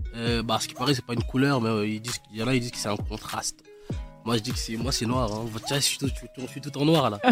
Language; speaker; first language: French; non-native, local second language; Lingala